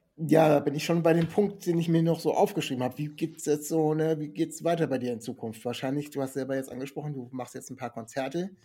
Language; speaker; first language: German; native; German